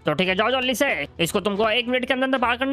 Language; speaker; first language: Hindi; native; Hindi